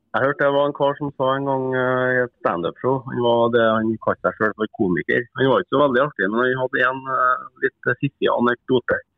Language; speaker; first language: Norwegian; native; Norwegian